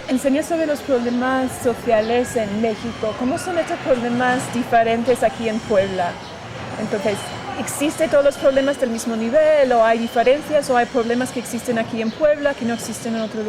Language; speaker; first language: Spanish; non-native, fluent; English